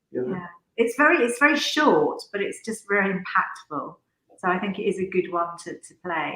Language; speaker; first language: English; native; English